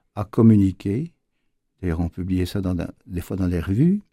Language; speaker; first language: French; native; French